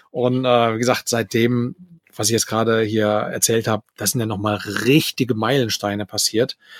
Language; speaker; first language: German; native; German